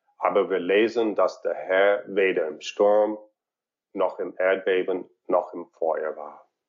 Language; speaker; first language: German; non-native, fluent; English